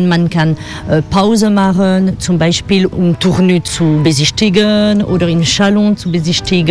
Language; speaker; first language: German; non-native, fluent; French